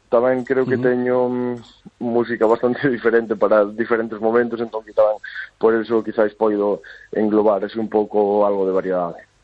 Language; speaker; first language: Galician; non-native, local second language; Spanish